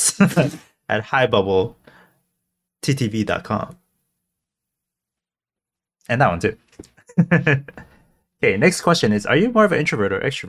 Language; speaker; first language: English; non-native, local second language; Cantonese